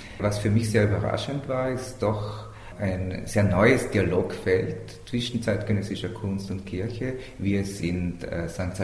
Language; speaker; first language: German; native; German